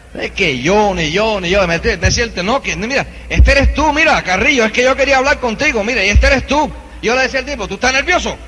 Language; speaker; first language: Spanish; early bilingual, heritage; Spanish